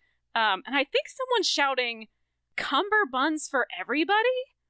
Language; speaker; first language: English; native; English